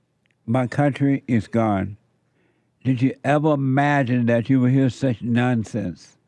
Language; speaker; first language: English; native; English